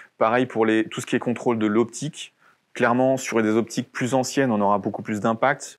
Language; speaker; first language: French; native; French